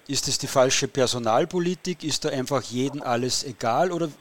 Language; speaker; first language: German; non-native, fluent; Czech